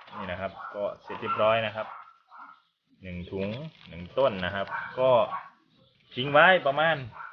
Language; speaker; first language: Thai; native; Thai